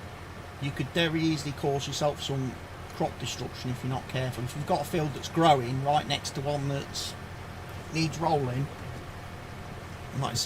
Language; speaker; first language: English; native; English